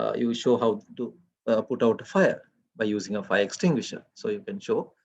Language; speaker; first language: English; non-native, local second language; Sinhala